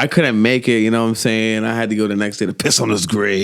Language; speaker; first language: English; native; English